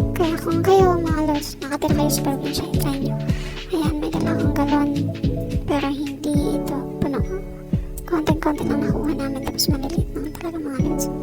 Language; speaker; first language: Filipino; non-native, local second language; Cebuano